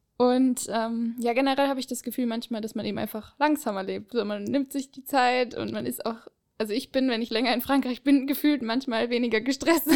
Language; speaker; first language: German; native; German